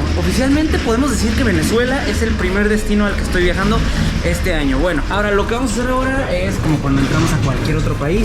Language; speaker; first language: Spanish; native; Spanish